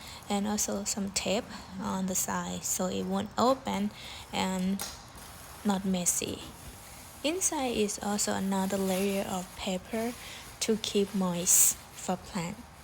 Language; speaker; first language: English; non-native, learner; Thai